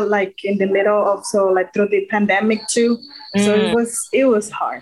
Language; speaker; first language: English; non-native, fluent; Spanish